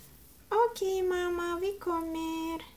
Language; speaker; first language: Swedish; non-native, learner; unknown